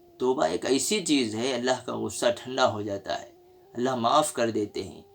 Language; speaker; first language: Urdu; native; Urdu